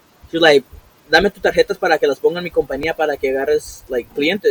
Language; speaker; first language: Spanish; early bilingual, heritage; Spanish